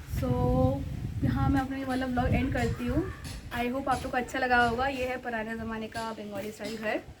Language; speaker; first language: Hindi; non-native, local second language; Bangla